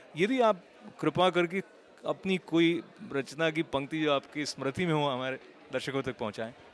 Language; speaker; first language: Hindi; native; Hindi